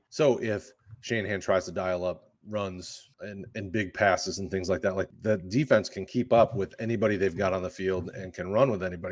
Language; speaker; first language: English; native; English